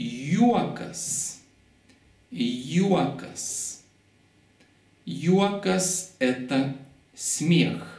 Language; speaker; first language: Russian; non-native, fluent; Lithuanian